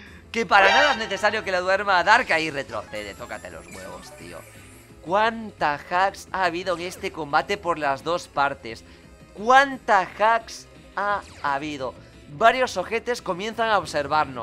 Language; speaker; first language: Spanish; native; Spanish